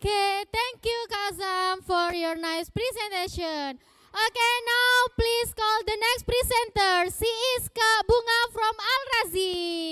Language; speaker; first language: English; non-native, fluent; Indonesian